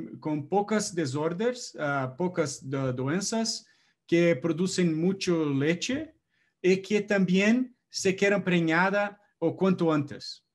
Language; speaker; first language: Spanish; non-native, learner; Portuguese